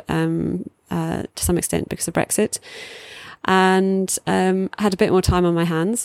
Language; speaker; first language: English; native; English